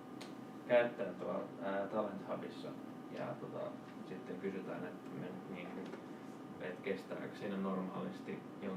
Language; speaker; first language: Finnish; native; Finnish